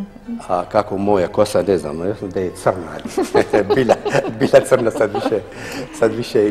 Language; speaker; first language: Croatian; non-native, fluent; Arabic